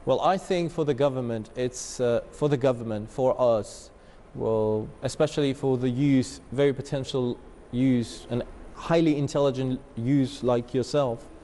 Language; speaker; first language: English; non-native, fluent; Uzbek